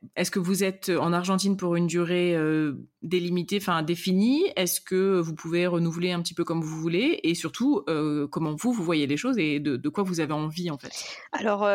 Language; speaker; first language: French; native; French